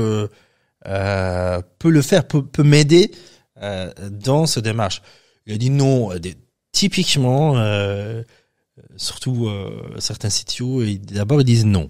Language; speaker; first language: French; non-native, fluent; Persian